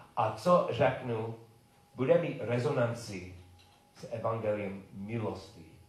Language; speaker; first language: Czech; non-native, learner; English